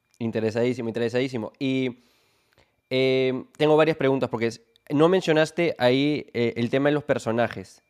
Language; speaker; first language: Spanish; native; Spanish